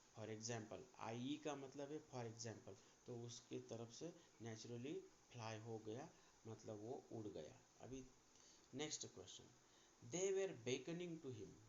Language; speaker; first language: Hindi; non-native, local second language; Marathi